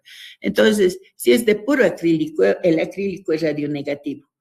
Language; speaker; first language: Spanish; native; Spanish